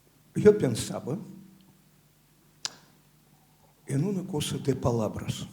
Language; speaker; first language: Spanish; non-native, learner; Russian